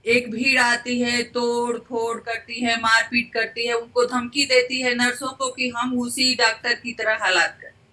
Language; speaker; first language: Hindi; native; Hindi